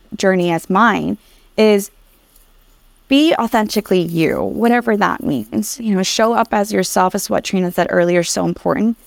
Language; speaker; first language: English; early bilingual, other home language; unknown